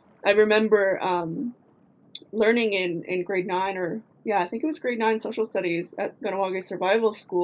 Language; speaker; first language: English; native; English